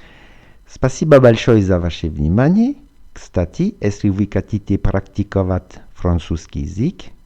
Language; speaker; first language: Russian; non-native, fluent; French